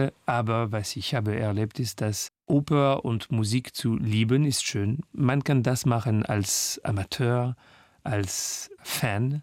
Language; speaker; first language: German; non-native, learner; French